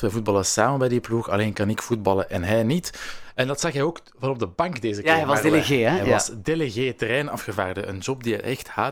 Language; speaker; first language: Dutch; native; Dutch